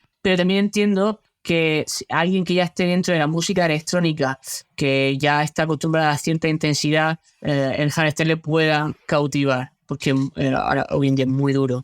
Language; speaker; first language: Spanish; native; Spanish